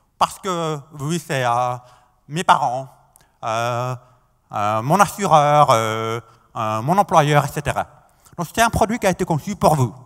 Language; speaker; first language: French; non-native, fluent; English